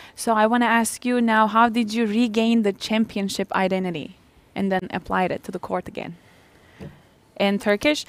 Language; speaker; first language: English; non-native, fluent; Turkish